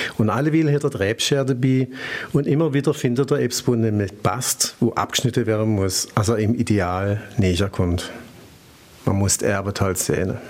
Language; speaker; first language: German; native; German